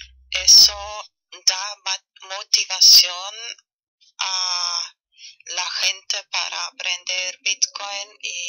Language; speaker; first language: Spanish; non-native, fluent; German